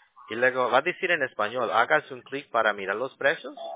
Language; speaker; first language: Spanish; early bilingual, heritage; Spanish